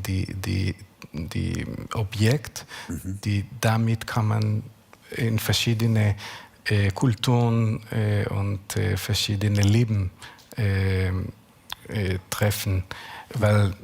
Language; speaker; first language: German; non-native, learner; Hebrew